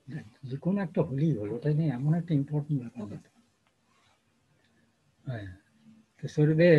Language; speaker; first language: Japanese; non-native, learner; Bangla